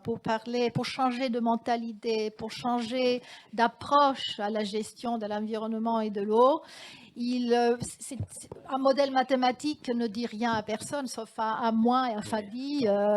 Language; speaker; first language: French; non-native, fluent; Italian